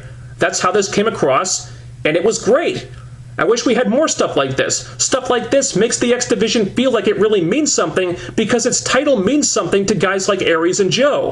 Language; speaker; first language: English; native; English